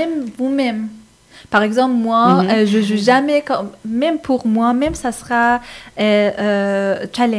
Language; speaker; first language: French; non-native, fluent; Persian